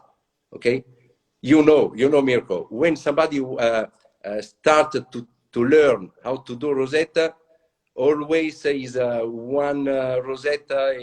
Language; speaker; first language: English; non-native, learner; Italian